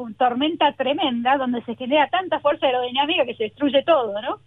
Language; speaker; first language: Spanish; native; Spanish